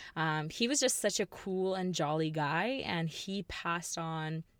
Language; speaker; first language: English; early bilingual, other home language; Russian